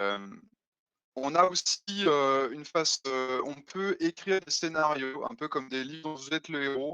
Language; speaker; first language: French; native; French